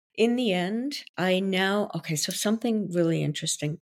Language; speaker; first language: English; non-native, fluent; French